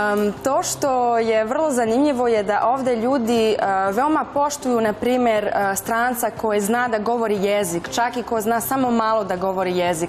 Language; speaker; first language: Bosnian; non-native, fluent; Spanish